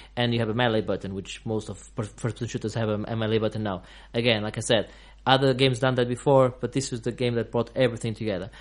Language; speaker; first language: English; non-native, fluent; Portuguese